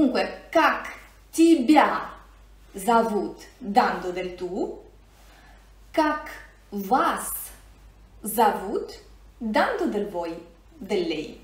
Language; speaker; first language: Russian; non-native, fluent; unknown